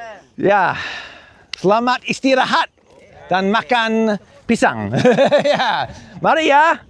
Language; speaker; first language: Indonesian; non-native, learner; English